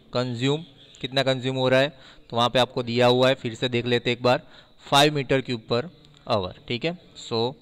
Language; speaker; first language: Hindi; non-native, local second language; Gujarati